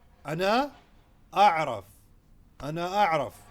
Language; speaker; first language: Arabic; non-native, fluent; Urdu